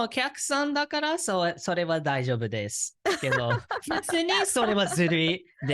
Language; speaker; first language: Japanese; non-native, fluent; English